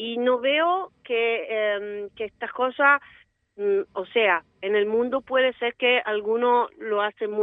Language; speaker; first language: Spanish; non-native, fluent; Italian